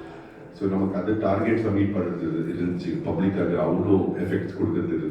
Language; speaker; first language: Tamil; non-native, fluent; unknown